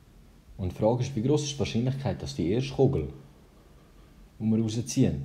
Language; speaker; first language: German; early bilingual, other home language; Albanian